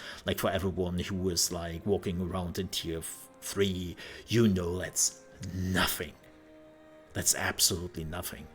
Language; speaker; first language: English; non-native, fluent; German